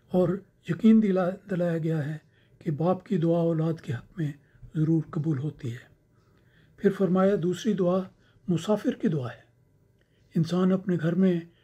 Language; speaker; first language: Urdu; native; Urdu